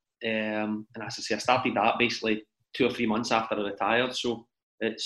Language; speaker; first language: English; native; English